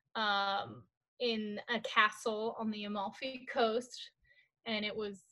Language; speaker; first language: English; early bilingual, other home language; Korean